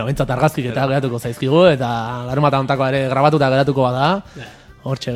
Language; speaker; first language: Basque; native; Basque